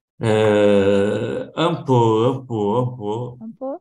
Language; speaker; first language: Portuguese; non-native, learner; French